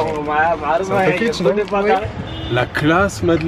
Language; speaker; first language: French; native; French